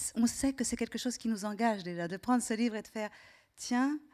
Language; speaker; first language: French; native; French